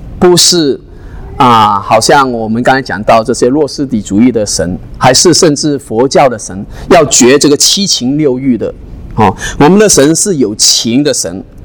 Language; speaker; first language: Chinese; non-native, local second language; Cantonese